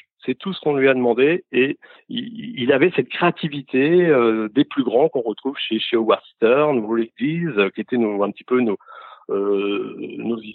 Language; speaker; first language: French; native; French